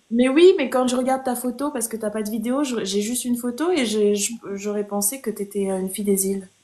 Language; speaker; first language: French; early bilingual, other home language; Haitian Creole